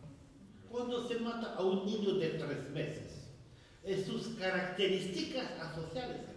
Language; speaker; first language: Spanish; non-native, fluent; French